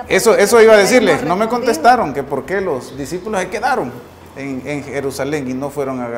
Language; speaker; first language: Spanish; native; Spanish